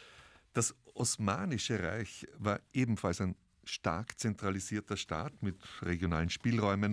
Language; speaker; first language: German; native; German